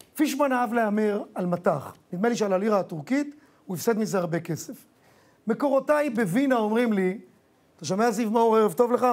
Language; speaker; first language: Hebrew; native; Hebrew